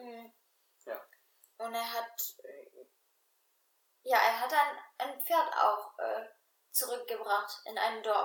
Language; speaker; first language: German; non-native, fluent; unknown